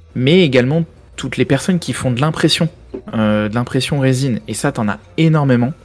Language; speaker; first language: French; native; French